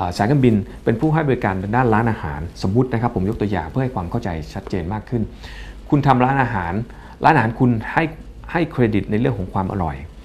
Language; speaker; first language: Thai; native; Thai